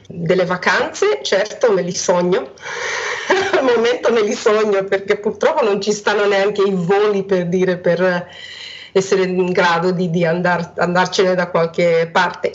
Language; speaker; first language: Italian; non-native, fluent; Hungarian